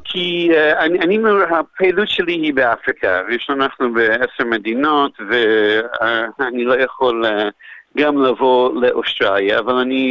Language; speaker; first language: Hebrew; non-native, fluent; English